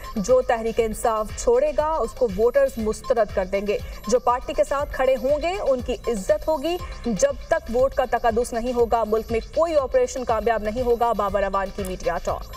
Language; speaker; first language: Urdu; native; Urdu